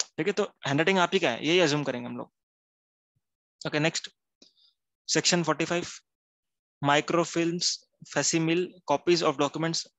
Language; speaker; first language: Hindi; non-native, local second language; Gujarati